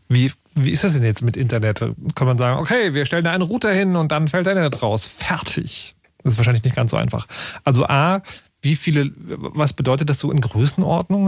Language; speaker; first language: German; native; German